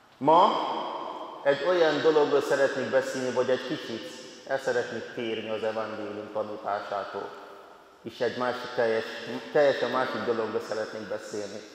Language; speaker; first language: Hungarian; non-native, fluent; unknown